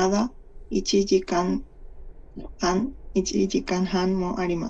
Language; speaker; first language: Japanese; non-native, learner; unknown